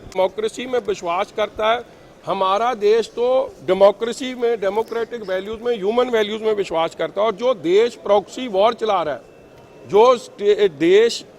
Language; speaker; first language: Urdu; non-native, local second language; Punjabi